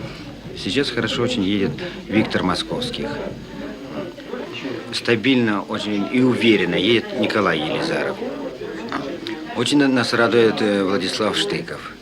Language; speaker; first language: Russian; native; Russian